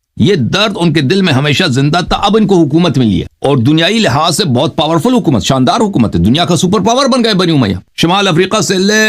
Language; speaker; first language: Urdu; non-native, fluent; Persian